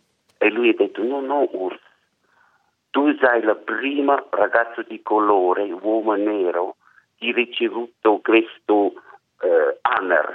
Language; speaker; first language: Italian; non-native, learner; German